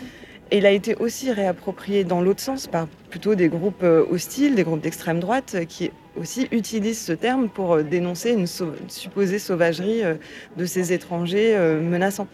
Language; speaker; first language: French; native; French